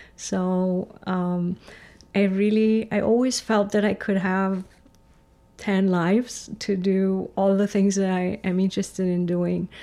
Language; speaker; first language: English; non-native, fluent; Romanian